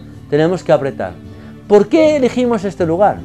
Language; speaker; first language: Spanish; native; Spanish